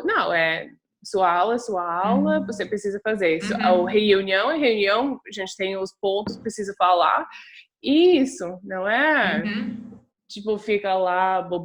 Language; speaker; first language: Portuguese; non-native, fluent; English